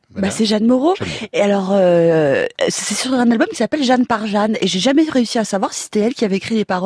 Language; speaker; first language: French; native; French